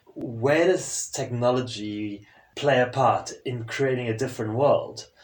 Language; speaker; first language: English; non-native, local second language; French